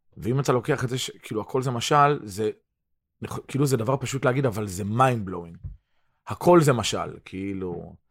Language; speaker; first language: Hebrew; early bilingual, other home language; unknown